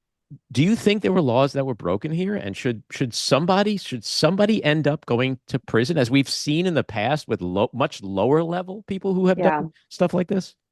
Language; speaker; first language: English; native; English